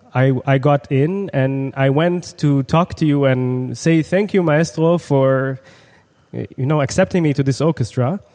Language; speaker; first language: English; non-native, fluent; Hebrew